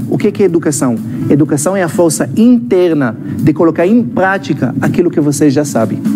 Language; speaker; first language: Portuguese; non-native, fluent; Hebrew